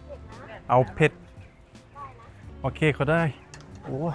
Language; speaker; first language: Thai; non-native, learner; Russian